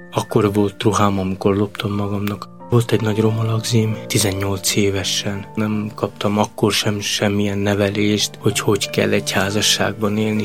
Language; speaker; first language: Hungarian; non-native, local second language; Romany